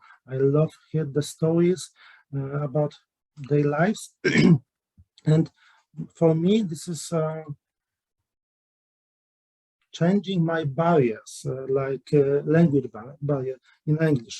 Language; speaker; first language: English; non-native, learner; Polish